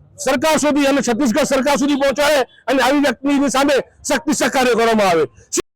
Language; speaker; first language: Gujarati; non-native, local second language; Sindhi